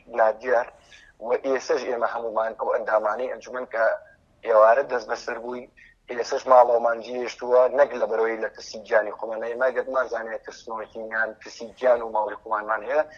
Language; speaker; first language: Central Kurdish; native; Central Kurdish